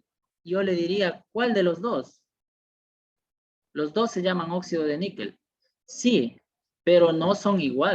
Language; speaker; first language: Spanish; native; Spanish